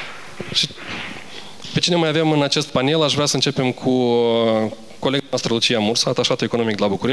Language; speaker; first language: Romanian; native; Romanian